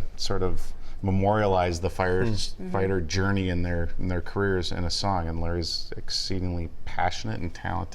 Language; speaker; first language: English; native; English